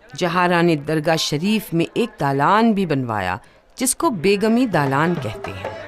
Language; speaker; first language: Urdu; native; Urdu